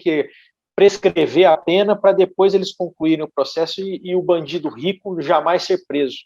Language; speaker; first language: Portuguese; native; Portuguese